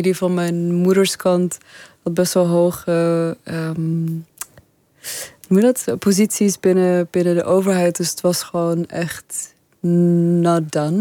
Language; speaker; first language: Dutch; early bilingual, other home language; Persian